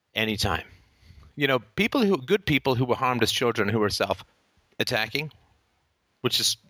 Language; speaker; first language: English; native; English